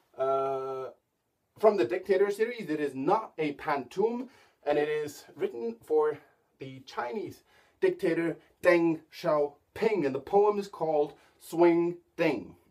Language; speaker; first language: English; non-native, fluent; Icelandic